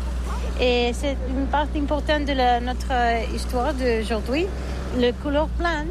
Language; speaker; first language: French; non-native, learner; Catalan